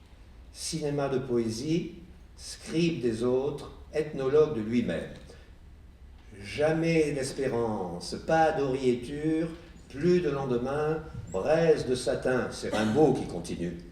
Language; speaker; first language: French; native; French